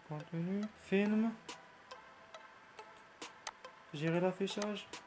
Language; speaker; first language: French; non-native, learner; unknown